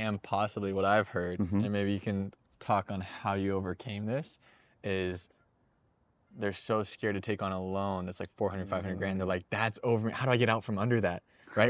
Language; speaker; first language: English; native; English